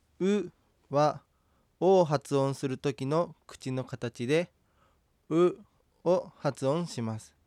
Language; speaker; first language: Japanese; native; Japanese